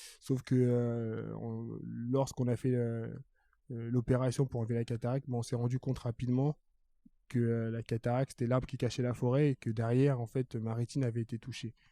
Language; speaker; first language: French; early bilingual, other home language; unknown